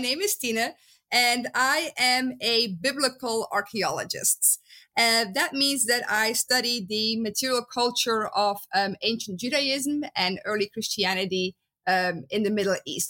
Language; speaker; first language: English; non-native, fluent; Dutch